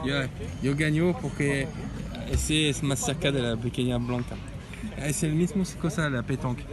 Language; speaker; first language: Spanish; non-native, learner; French